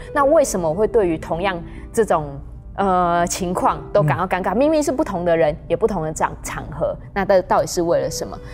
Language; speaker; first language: Chinese; native; Chinese